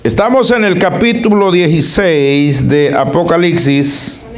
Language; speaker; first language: Spanish; native; Spanish